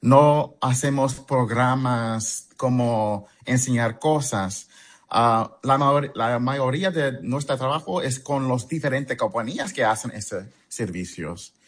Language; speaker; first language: Spanish; early bilingual, heritage; Spanish